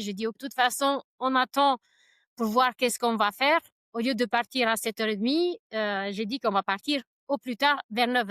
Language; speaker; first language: French; non-native, fluent; Albanian